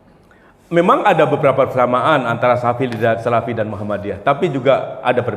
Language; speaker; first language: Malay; non-native, local second language; Javanese